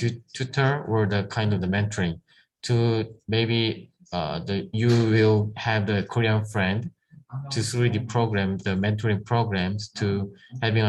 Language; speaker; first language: English; non-native, learner; Korean